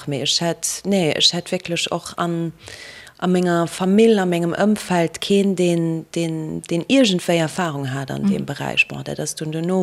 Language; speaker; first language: Luxembourgish; native; Luxembourgish